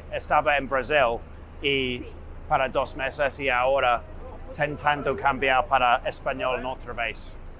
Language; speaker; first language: Spanish; non-native, learner; English